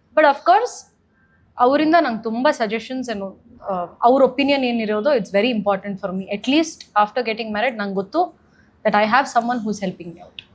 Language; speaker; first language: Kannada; non-native, local second language; Konkani